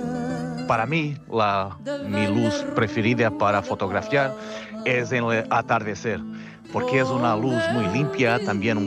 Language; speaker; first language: Spanish; non-native, fluent; Portuguese